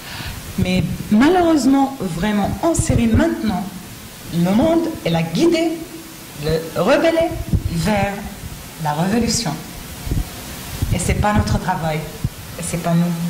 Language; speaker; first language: French; non-native, learner; Arabic